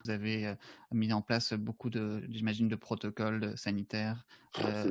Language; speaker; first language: French; native; French